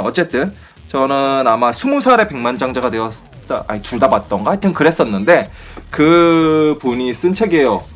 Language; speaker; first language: Korean; native; Korean